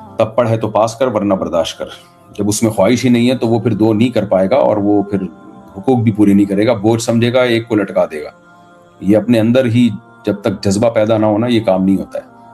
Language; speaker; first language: Urdu; native; Urdu